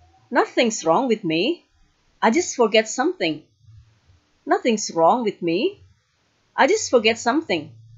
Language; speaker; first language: English; non-native, fluent; Indonesian